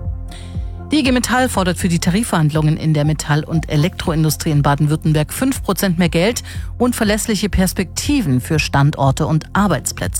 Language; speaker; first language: German; native; German